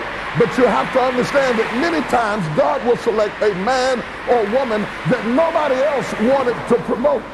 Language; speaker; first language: English; native; English